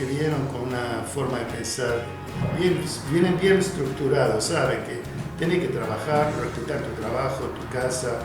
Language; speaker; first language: Spanish; non-native, fluent; Arabic